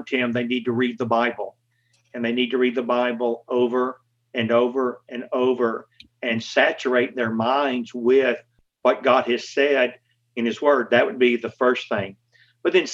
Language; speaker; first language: English; native; English